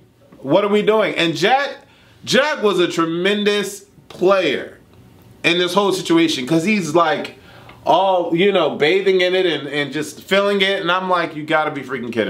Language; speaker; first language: English; native; English